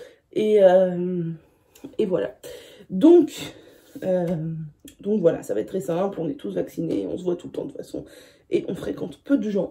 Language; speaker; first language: French; native; French